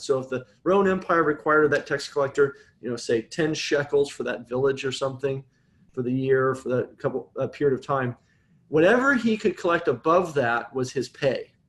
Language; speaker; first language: English; native; English